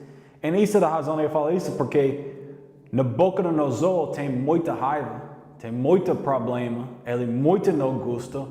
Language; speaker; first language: Portuguese; non-native, learner; English